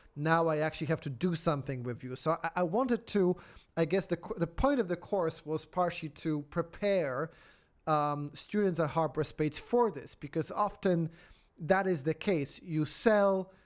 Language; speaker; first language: English; non-native, fluent; Polish